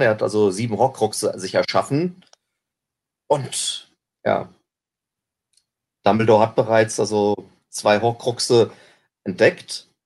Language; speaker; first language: German; native; German